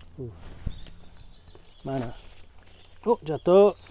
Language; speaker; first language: Indonesian; non-native, learner; English